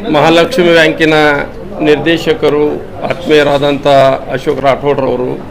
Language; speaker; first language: Kannada; non-native, local second language; Lambadi